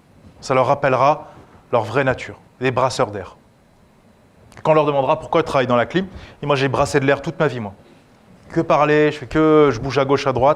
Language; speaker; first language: French; native; French